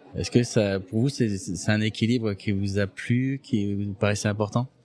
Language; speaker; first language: French; native; French